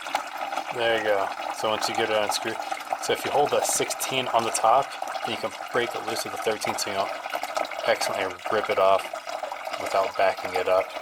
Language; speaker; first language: English; native; English